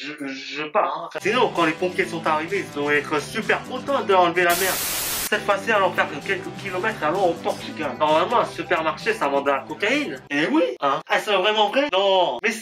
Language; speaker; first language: French; native; French